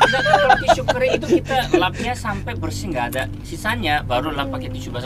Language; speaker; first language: Indonesian; non-native, fluent; Korean